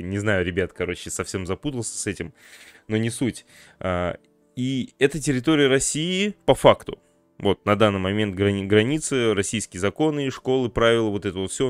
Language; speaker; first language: Russian; native; Russian